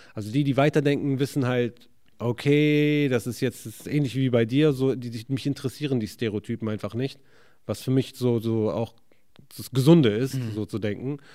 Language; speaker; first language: German; early bilingual, other home language; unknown